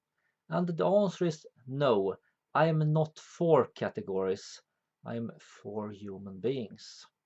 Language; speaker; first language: English; non-native, fluent; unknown